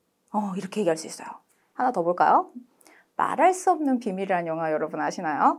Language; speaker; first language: Korean; native; Korean